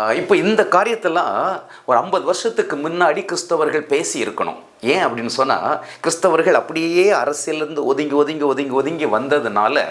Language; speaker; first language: Tamil; native; Tamil